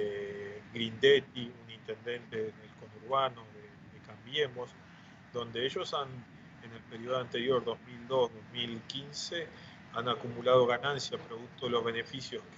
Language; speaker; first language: Spanish; native; Spanish